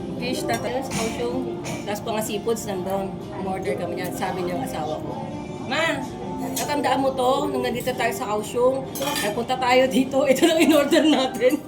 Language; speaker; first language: Filipino; native; Filipino